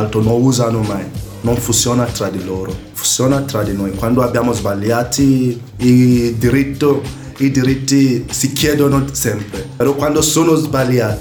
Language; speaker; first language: Italian; non-native, learner; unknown